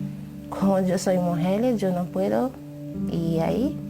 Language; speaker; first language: Spanish; non-native, learner; Haitian Creole